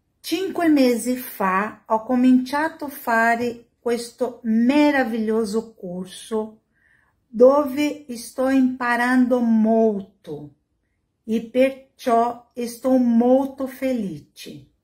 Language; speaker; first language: Italian; non-native, learner; Portuguese